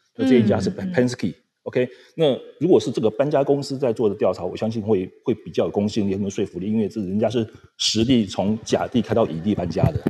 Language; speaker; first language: Chinese; native; Chinese